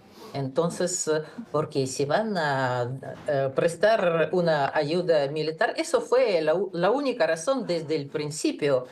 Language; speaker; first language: Spanish; non-native, fluent; Russian